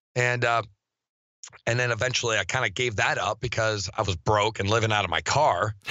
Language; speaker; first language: English; native; English